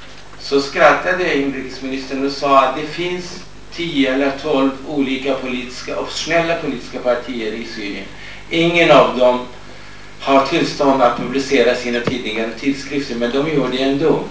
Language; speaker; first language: Swedish; non-native, fluent; Kurdish